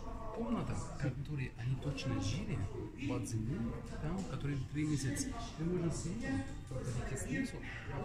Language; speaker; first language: Russian; non-native, learner; Arabic